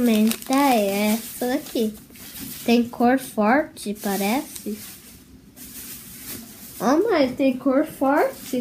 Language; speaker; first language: Portuguese; early bilingual, heritage; Portuguese